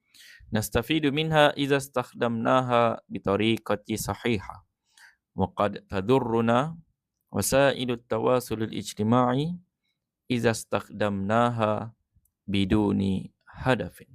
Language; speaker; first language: Arabic; non-native, fluent; Malay